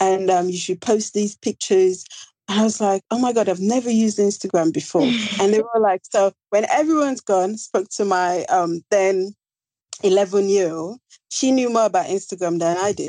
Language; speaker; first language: English; non-native, local second language; Krio